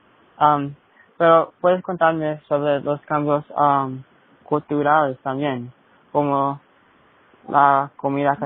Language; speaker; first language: Spanish; early bilingual, heritage; Spanish